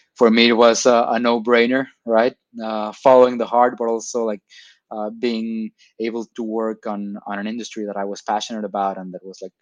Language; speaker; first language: English; non-native, fluent; Spanish